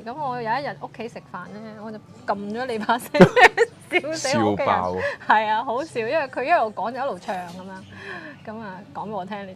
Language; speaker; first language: Cantonese; native; Cantonese